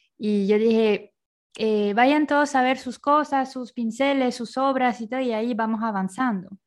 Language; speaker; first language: Spanish; non-native, fluent; French